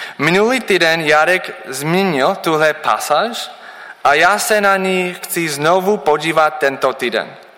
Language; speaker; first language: Czech; non-native, learner; English